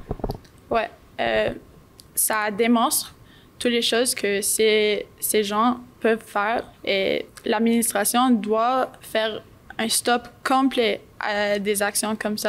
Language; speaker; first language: French; non-native, local second language; English